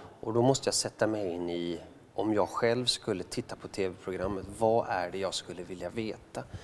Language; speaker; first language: Swedish; early bilingual, other home language; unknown